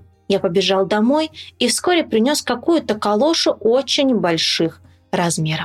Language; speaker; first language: Russian; native; Russian